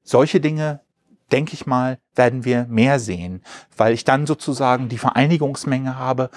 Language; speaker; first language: German; native; German